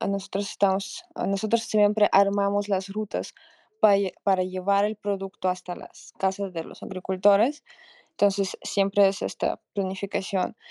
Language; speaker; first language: Spanish; non-native, fluent; Russian